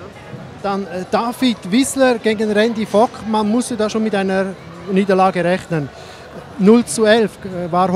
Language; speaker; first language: German; native; German